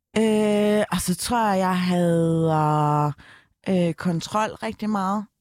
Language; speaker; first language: Danish; early bilingual, other home language; Turkish